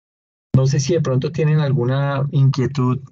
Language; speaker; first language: Spanish; native; Spanish